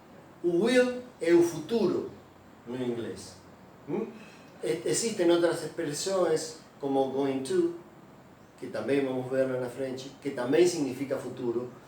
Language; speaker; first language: Portuguese; non-native, fluent; Spanish